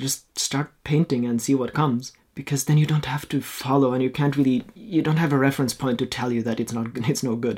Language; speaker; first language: English; non-native, fluent; Norwegian